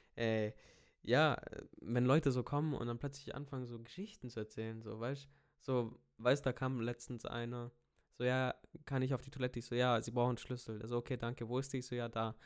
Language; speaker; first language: German; early bilingual, other home language; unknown